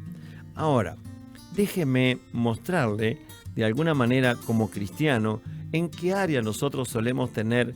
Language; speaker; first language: Spanish; native; Spanish